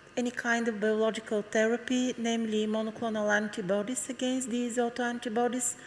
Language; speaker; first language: English; non-native, fluent; Bulgarian